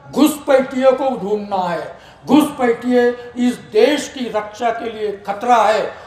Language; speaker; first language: Hindi; non-native, local second language; Marathi